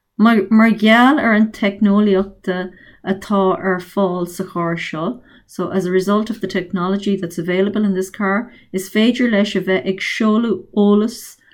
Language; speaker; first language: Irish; non-native, learner; English